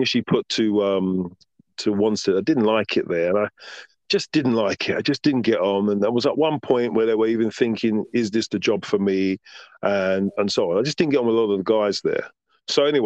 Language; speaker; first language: English; native; English